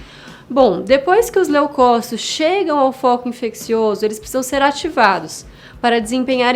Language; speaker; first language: Portuguese; native; Portuguese